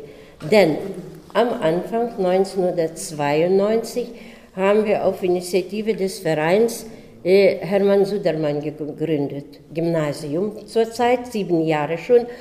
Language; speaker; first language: German; early bilingual, heritage; German